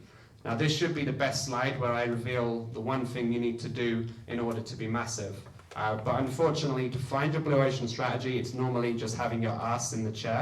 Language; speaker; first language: English; native; English